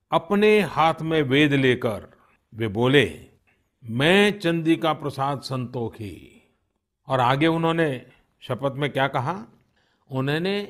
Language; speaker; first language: Hindi; non-native, local second language; Gujarati